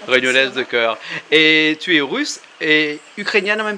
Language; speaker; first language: French; native; French